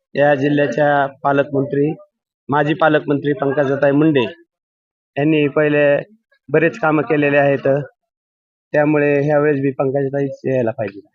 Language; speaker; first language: Marathi; native; Marathi